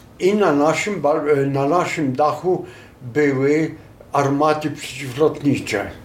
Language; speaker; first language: Polish; native; Polish